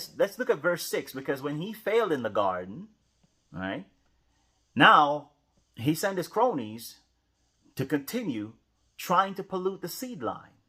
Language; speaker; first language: English; native; English